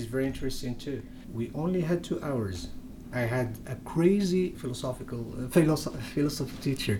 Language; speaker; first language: English; non-native, fluent; Berber languages